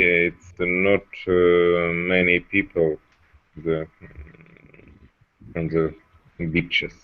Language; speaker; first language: English; non-native, learner; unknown